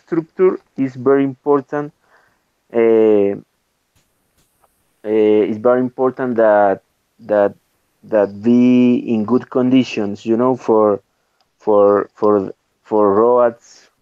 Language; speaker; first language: English; non-native, learner; Spanish